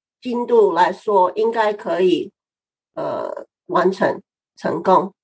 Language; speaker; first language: Chinese; non-native, fluent; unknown